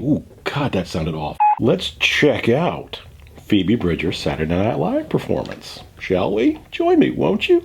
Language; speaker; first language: English; native; English